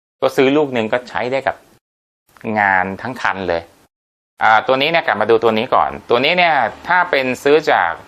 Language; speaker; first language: Thai; native; Thai